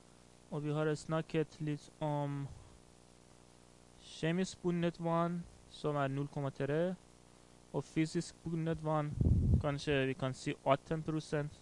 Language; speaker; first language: Norwegian; non-native, fluent; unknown